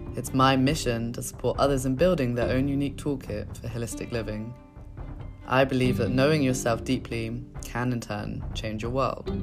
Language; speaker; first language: English; native; English